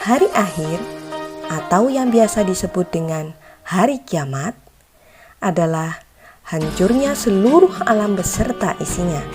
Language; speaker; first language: Indonesian; native; Indonesian